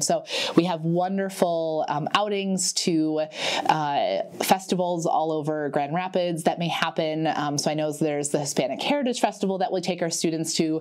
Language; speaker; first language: English; native; English